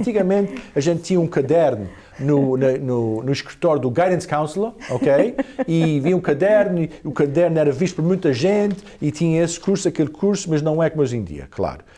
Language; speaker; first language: Portuguese; early bilingual, heritage; Portuguese